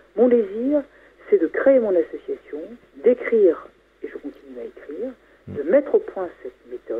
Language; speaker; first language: French; native; French